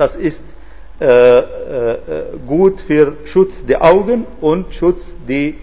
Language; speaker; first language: German; non-native, fluent; Arabic